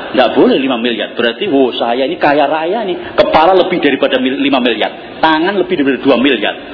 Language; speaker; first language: Indonesian; non-native, local second language; Javanese